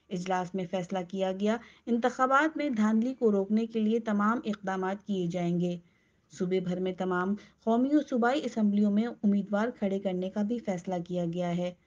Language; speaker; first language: Urdu; non-native, local second language; Sindhi